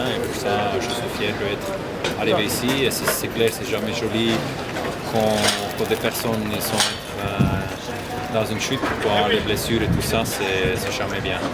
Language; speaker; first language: French; non-native, local second language; German